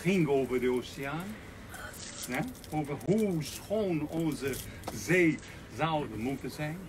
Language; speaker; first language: Dutch; non-native, fluent; Portuguese